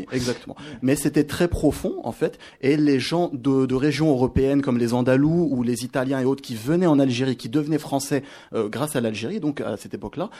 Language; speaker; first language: French; non-native, local second language; Arabic